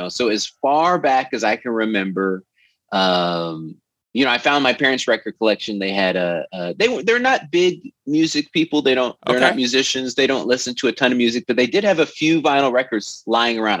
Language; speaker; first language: English; native; English